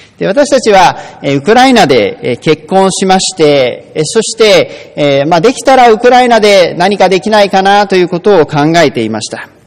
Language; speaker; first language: Japanese; native; Japanese